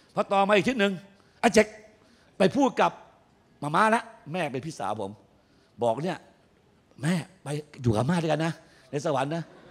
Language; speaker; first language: Thai; native; Thai